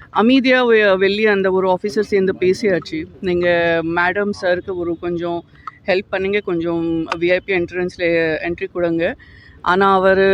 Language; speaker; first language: Tamil; non-native, fluent; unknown